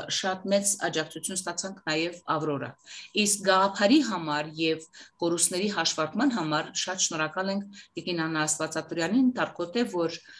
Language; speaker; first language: Armenian; native; Armenian